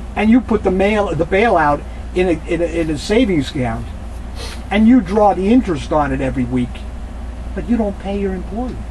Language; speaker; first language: English; native; English